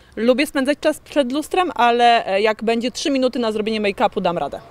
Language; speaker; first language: Polish; native; Polish